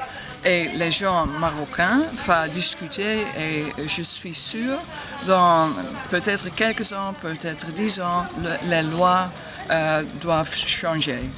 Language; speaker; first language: French; non-native, learner; Dutch